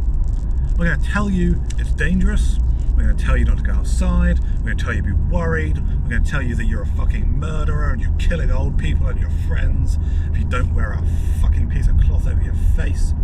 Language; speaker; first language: English; native; English